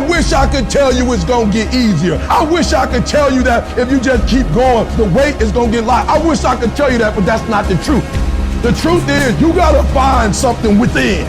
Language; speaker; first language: English; native; English